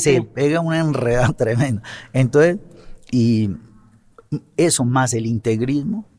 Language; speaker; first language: Spanish; native; Spanish